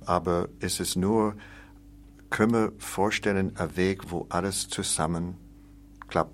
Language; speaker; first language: German; non-native, learner; English